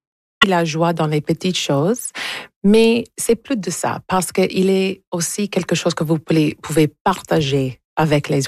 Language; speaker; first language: French; non-native, local second language; English